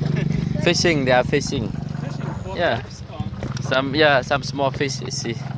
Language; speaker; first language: English; non-native, learner; Lao